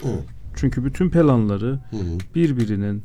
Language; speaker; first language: Turkish; non-native, fluent; Azerbaijani